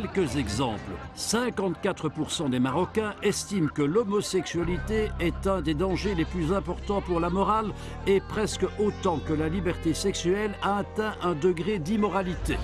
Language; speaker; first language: French; native; French